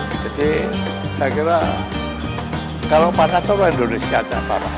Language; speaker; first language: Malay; non-native, local second language; Javanese